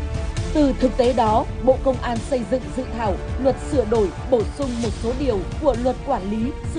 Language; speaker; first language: Vietnamese; native; Vietnamese